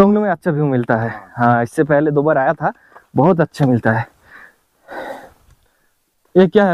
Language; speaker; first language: Hindi; non-native, local second language; Bangla